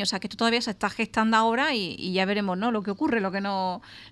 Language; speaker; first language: Spanish; native; Spanish